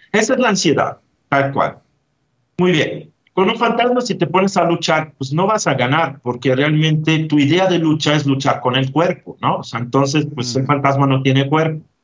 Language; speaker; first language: Spanish; non-native, fluent; Italian